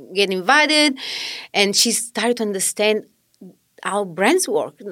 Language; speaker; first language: English; non-native, fluent; Italian